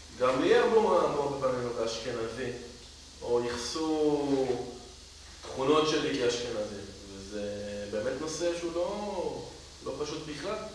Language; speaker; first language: Hebrew; native; Hebrew